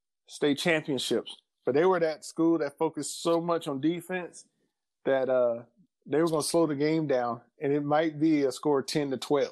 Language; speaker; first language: English; native; English